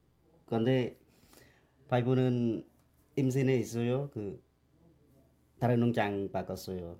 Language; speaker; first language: Korean; non-native, learner; Khmer